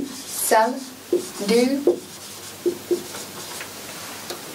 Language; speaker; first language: French; non-native, learner; Chinese